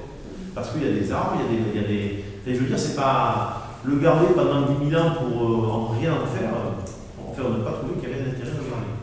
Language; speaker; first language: French; native; French